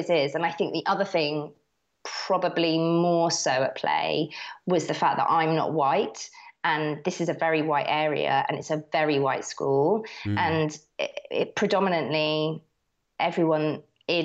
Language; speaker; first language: English; native; English